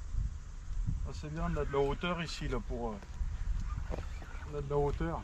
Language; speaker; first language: French; native; French